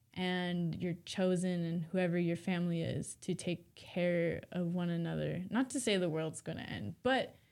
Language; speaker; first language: English; native; English